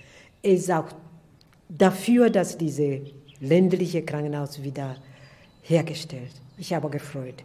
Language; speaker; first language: German; non-native, learner; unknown